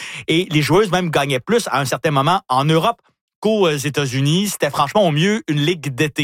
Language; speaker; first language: French; native; French